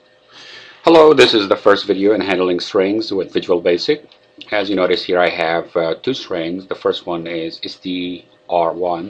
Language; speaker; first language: English; non-native, fluent; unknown